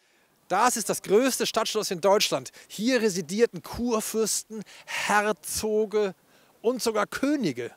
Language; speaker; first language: German; native; German